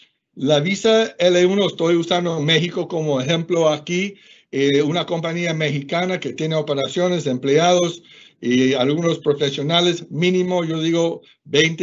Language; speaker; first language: Spanish; non-native, fluent; English